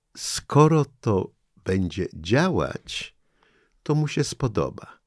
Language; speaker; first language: Polish; native; Polish